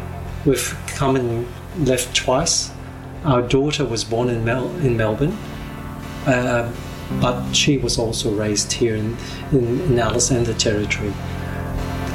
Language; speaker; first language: English; non-native, local second language; Cantonese